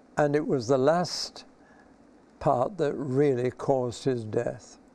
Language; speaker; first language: English; native; English